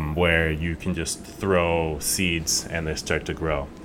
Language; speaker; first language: English; native; English